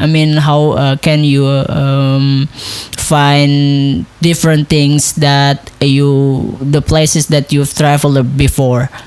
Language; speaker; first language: English; non-native, local second language; Indonesian